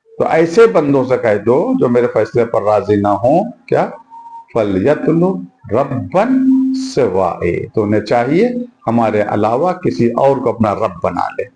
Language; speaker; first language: Urdu; native; Urdu